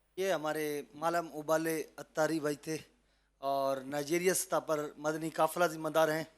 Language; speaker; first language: Urdu; non-native, fluent; Hausa